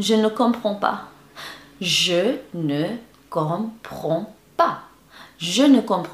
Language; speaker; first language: French; non-native, fluent; Indonesian